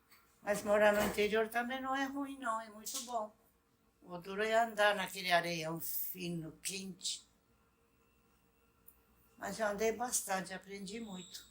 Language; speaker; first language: Portuguese; non-native, local second language; Japanese